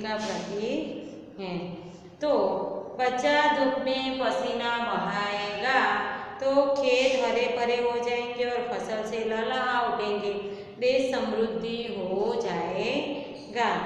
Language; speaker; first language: Hindi; non-native, local second language; Gujarati